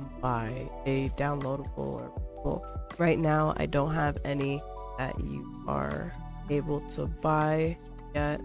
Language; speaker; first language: English; native; English